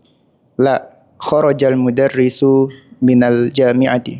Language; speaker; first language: Arabic; non-native, learner; Russian